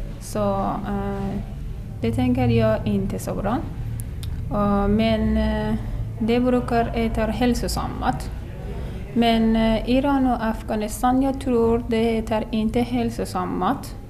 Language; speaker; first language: Swedish; non-native, learner; Persian